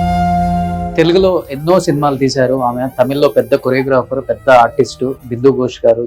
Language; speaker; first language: Telugu; native; Telugu